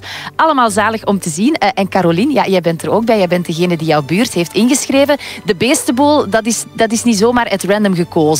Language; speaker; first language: Dutch; native; Dutch